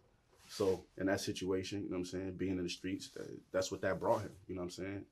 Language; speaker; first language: English; native; English